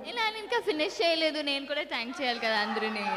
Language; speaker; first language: Telugu; non-native, local second language; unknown